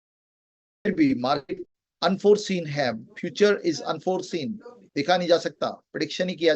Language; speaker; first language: Hindi; native; Hindi